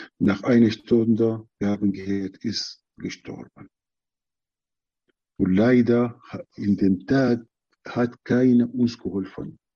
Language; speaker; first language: German; non-native, learner; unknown